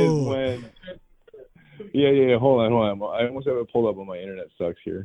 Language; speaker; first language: English; native; English